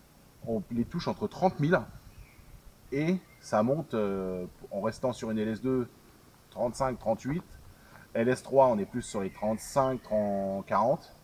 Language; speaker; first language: French; native; French